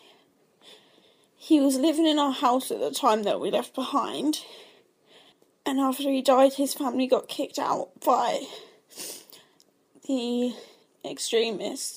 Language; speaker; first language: English; non-native, fluent; Arabic